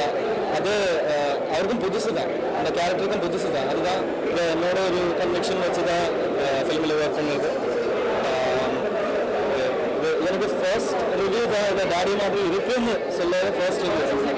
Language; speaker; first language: Tamil; non-native, learner; Malayalam